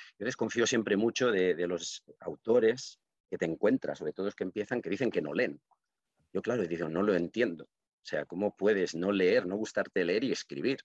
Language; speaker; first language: Spanish; non-native, local second language; Catalan